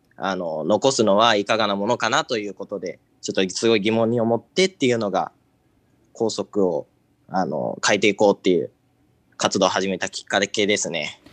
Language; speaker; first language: Japanese; native; Japanese